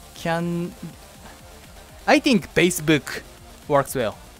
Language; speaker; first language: English; non-native, learner; Japanese